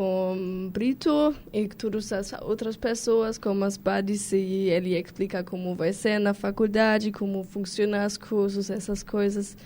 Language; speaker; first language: Portuguese; non-native, learner; German